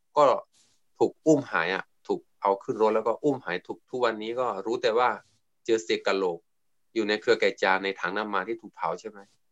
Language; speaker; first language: Thai; non-native, local second language; S'gaw Karen